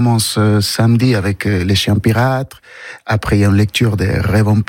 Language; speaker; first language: French; non-native, fluent; Spanish